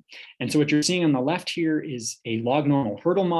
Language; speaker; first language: English; native; English